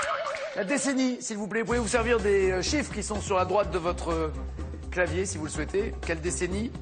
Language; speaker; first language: French; native; French